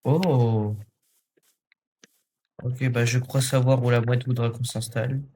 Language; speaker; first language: French; native; French